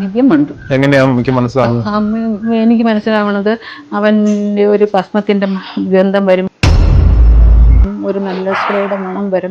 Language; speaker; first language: Malayalam; native; Malayalam